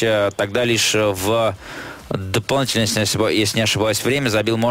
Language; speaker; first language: Russian; native; Russian